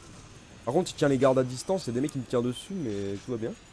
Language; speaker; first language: French; native; French